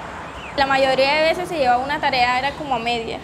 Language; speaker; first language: Spanish; native; Spanish